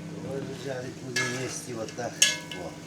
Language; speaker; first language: Russian; non-native, fluent; Uzbek